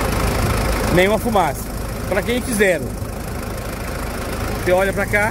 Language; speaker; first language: Portuguese; native; Portuguese